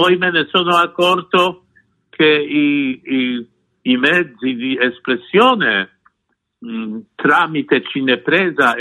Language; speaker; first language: Italian; non-native, fluent; Polish